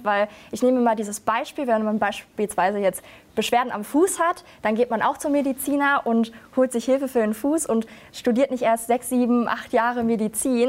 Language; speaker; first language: German; native; German